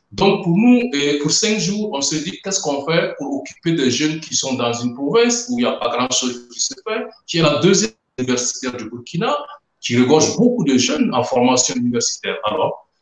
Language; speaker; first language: French; non-native, local second language; Mossi